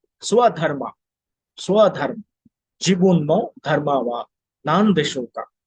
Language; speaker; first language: Japanese; non-native, fluent; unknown